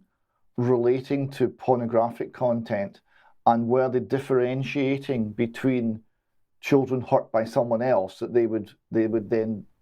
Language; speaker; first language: English; native; English